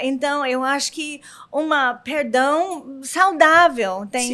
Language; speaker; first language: Portuguese; non-native, learner; English